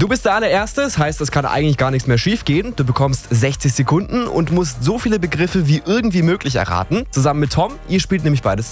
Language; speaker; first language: German; native; German